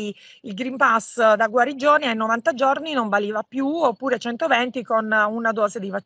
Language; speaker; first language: Italian; native; Italian